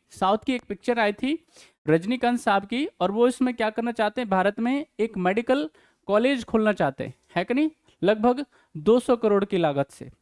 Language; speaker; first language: Hindi; native; Hindi